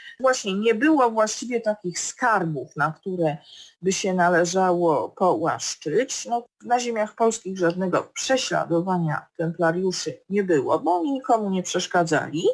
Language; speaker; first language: Polish; native; Polish